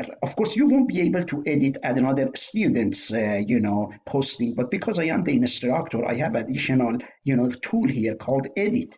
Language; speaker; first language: English; non-native, fluent; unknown